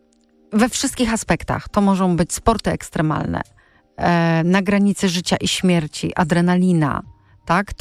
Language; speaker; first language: Polish; native; Polish